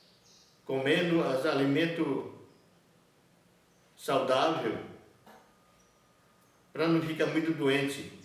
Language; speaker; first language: Portuguese; non-native, local second language; Yanomámi